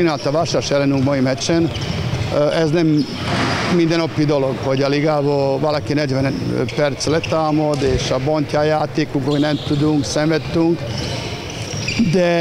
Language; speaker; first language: Hungarian; non-native, learner; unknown